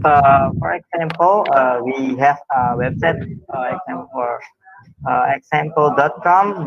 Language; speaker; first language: English; non-native, learner; Indonesian